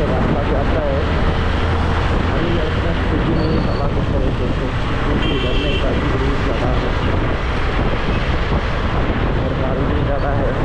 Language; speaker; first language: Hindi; non-native, local second language; Bodo